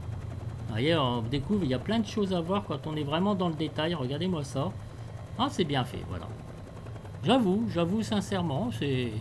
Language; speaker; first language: French; native; French